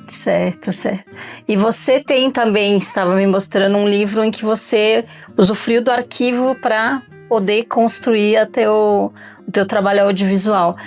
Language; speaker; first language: Portuguese; native; Portuguese